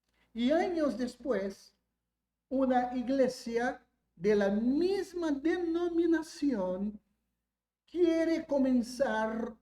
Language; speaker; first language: Spanish; non-native, fluent; Portuguese